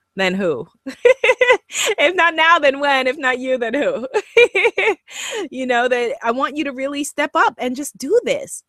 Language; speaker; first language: English; native; English